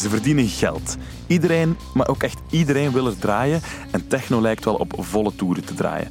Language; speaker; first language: Dutch; native; Dutch